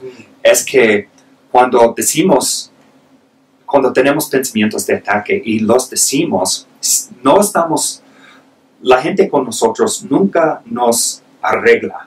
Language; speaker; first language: Spanish; non-native, fluent; English